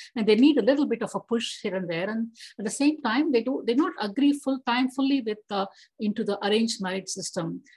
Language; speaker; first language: English; non-native, local second language; Tamil